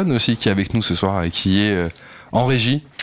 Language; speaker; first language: French; native; French